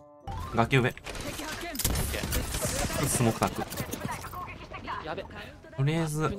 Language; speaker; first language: Japanese; native; Japanese